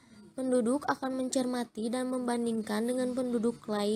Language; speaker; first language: Indonesian; native; Indonesian